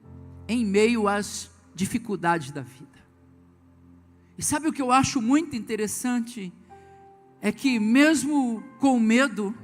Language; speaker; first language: Portuguese; native; Portuguese